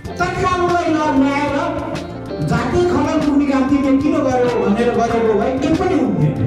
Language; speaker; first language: Nepali; non-native, local second language; Eastern Tamang